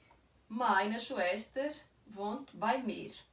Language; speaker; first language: German; non-native, fluent; Portuguese